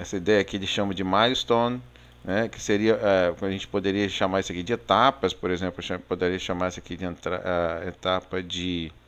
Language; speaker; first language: Portuguese; native; Portuguese